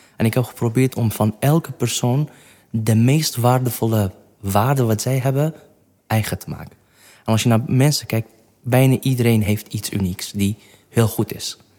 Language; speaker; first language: Dutch; non-native, fluent; Kurdish